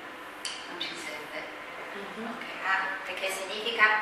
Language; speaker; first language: Italian; non-native, fluent; Chinese